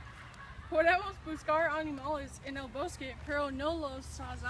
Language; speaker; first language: Spanish; non-native, learner; English